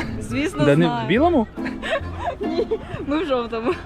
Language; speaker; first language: Ukrainian; native; Ukrainian